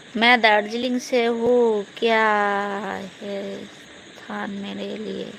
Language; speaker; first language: Hindi; non-native, local second language; Bangla